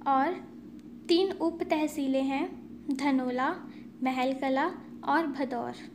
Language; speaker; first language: Hindi; native; Hindi